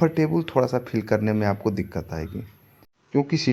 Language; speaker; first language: Hindi; native; Hindi